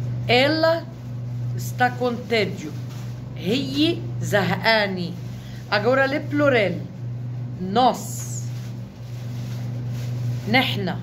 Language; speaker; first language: Portuguese; non-native, fluent; Arabic